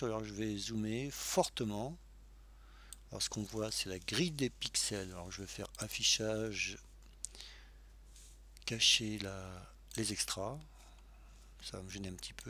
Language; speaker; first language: French; native; French